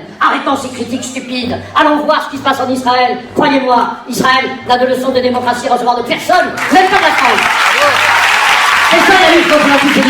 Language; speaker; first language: French; native; French